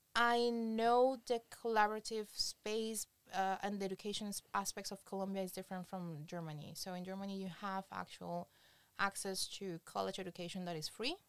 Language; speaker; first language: English; non-native, fluent; Spanish